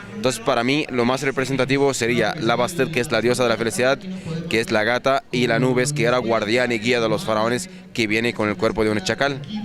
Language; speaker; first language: Spanish; non-native, fluent; Arabic